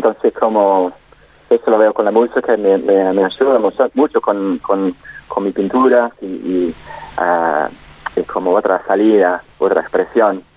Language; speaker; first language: Spanish; non-native, fluent; English